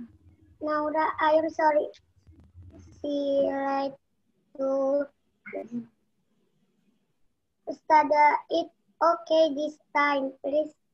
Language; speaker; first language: English; non-native, learner; Indonesian